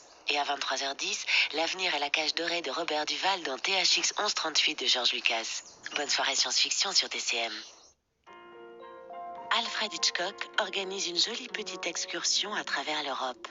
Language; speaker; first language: French; native; French